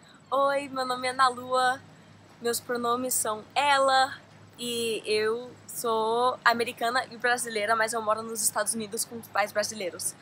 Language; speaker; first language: Portuguese; early bilingual, heritage; Portuguese